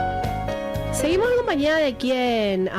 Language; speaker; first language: Spanish; native; Spanish